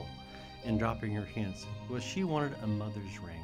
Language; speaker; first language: English; native; English